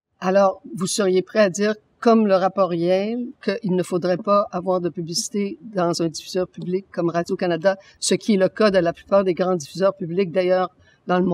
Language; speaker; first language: French; native; French